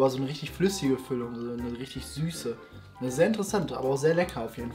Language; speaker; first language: German; native; German